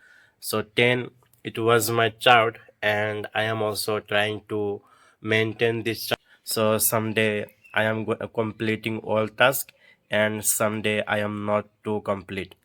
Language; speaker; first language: English; non-native, learner; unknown